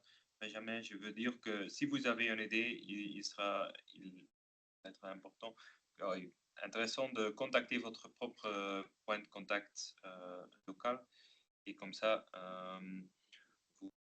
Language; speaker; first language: French; non-native, local second language; Dutch